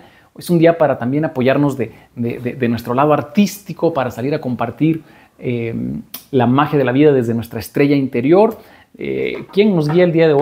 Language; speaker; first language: Spanish; native; Spanish